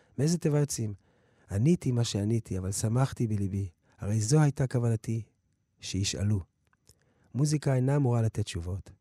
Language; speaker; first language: Hebrew; early bilingual, other home language; English